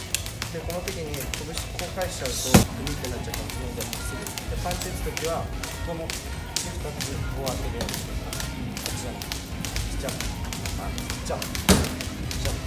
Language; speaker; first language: Japanese; native; Japanese